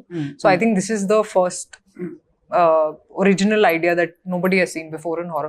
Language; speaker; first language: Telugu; non-native, fluent; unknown